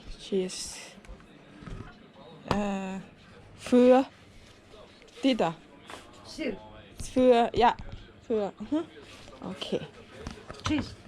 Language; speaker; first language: German; non-native, learner; Thai